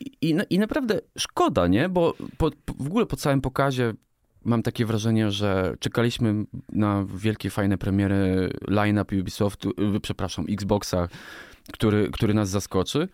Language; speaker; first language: Polish; native; Polish